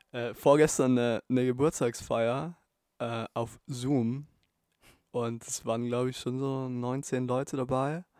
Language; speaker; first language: German; native; German